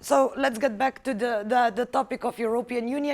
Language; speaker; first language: English; non-native, fluent; Macedonian